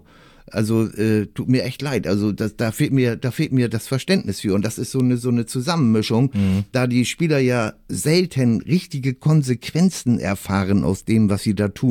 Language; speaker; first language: German; native; German